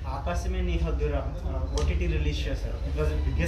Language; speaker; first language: Telugu; native; Telugu